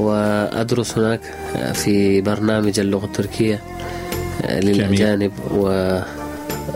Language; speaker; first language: Arabic; non-native, fluent; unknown